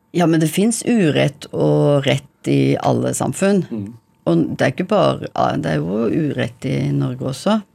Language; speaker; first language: Norwegian; early bilingual, heritage; English